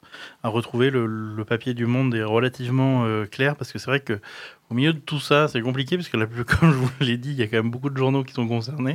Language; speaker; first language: French; native; French